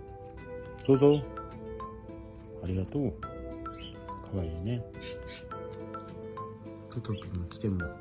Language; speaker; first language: Japanese; native; Japanese